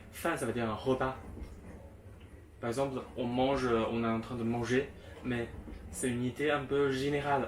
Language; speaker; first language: French; non-native, fluent; Chinese